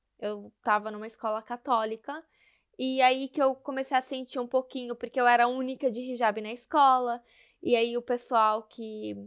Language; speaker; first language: Portuguese; native; Portuguese